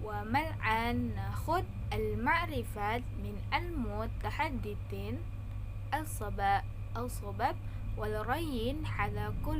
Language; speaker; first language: Arabic; non-native, learner; Indonesian